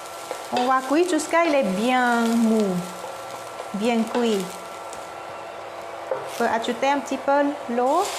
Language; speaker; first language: French; non-native, learner; Thai